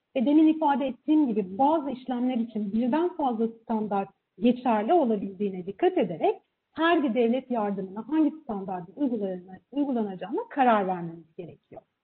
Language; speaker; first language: Turkish; native; Turkish